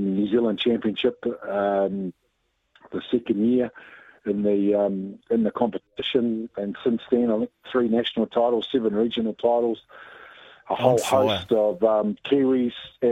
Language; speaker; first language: English; native; English